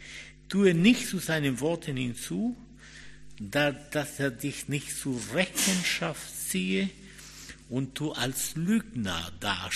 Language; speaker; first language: German; non-native, fluent; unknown